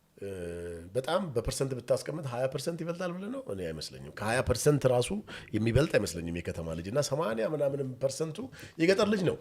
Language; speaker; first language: Amharic; non-native, local second language; Oromo